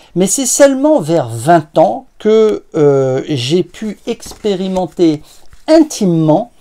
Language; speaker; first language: French; native; French